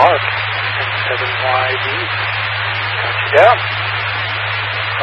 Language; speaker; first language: English; native; English